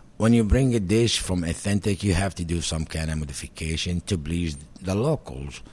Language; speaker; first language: English; non-native, fluent; Arabic